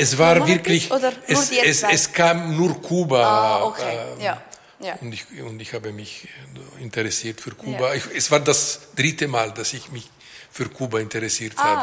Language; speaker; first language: German; non-native, local second language; French